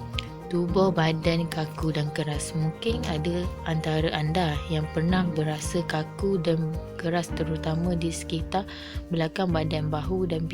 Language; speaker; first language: Malay; native; Malay